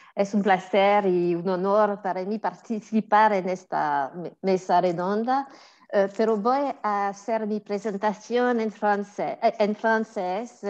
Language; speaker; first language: Spanish; non-native, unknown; French